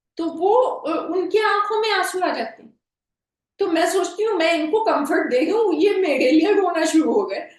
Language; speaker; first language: Urdu; native; Urdu